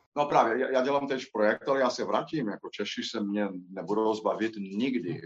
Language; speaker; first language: Czech; non-native, fluent; Portuguese